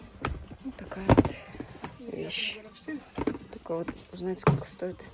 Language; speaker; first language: Russian; native; Russian